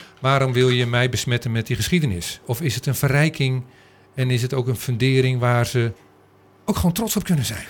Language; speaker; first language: Dutch; native; Dutch